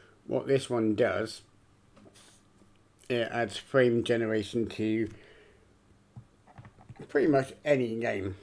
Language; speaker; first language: English; native; English